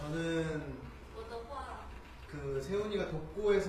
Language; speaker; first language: Korean; native; Korean